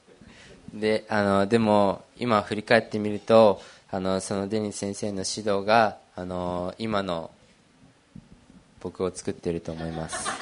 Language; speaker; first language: Japanese; early bilingual, other home language; Portuguese